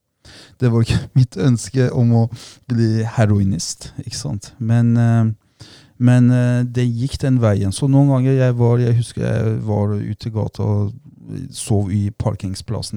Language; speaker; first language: Norwegian; non-native, fluent; Persian